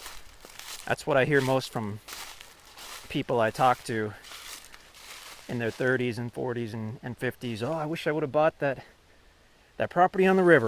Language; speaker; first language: English; native; English